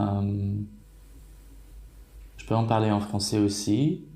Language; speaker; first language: French; non-native, fluent; Polish